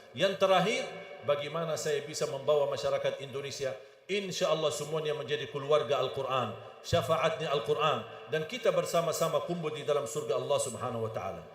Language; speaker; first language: Malay; non-native, fluent; Arabic